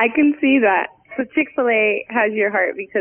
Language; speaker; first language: English; native; English